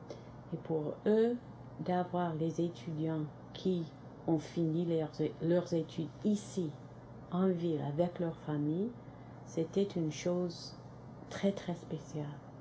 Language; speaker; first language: French; non-native, local second language; English